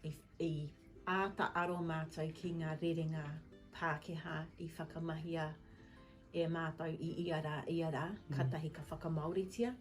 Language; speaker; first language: Māori; non-native, local second language; English